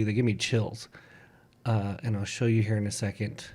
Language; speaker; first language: English; native; English